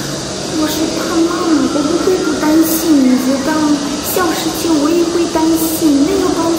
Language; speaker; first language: Chinese; non-native, learner; Ukrainian